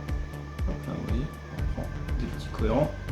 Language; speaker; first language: French; native; French